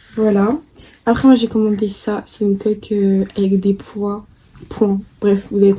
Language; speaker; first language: French; native; French